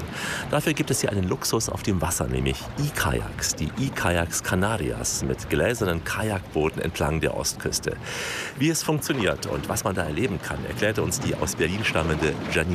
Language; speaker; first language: German; native; German